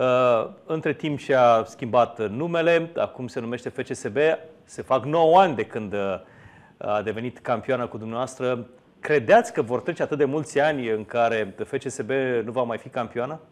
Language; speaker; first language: Romanian; native; Romanian